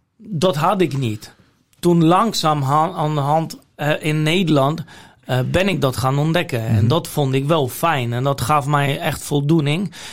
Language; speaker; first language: Dutch; non-native, fluent; Polish